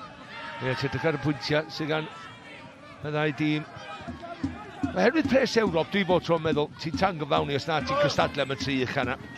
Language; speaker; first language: Welsh; native; Welsh